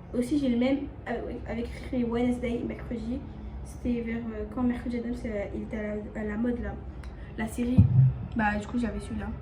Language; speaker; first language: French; early bilingual, other home language; Bambara